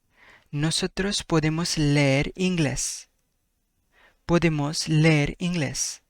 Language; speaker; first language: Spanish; non-native, fluent; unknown